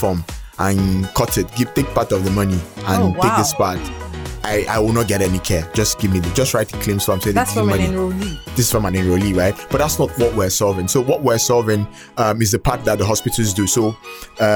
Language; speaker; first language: English; non-native, local second language; Igbo